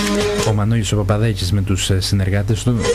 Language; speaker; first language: Greek; native; Greek